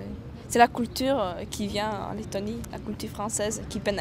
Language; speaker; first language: French; non-native, fluent; Latvian